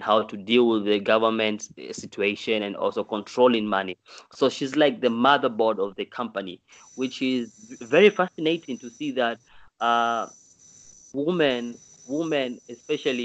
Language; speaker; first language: English; non-native, local second language; Swahili